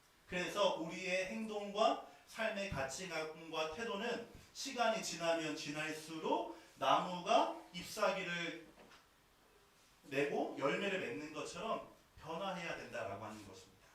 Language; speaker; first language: Korean; native; Korean